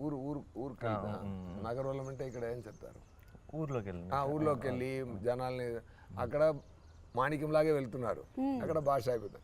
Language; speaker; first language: Telugu; non-native, learner; Tamil